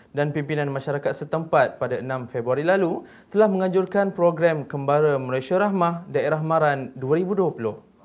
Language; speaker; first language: Malay; native; Malay